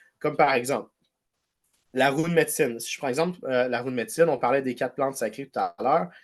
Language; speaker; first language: French; native; French